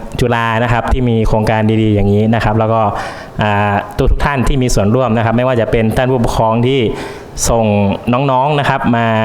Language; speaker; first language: Thai; native; Thai